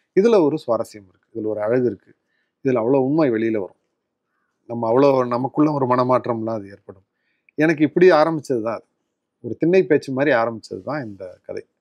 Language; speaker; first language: Tamil; native; Tamil